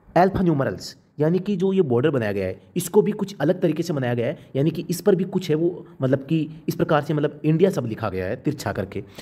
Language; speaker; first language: Hindi; native; Hindi